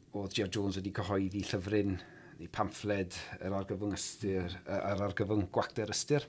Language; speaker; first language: Welsh; native; Welsh